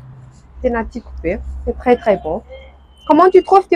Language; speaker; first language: French; non-native, local second language; Malagasy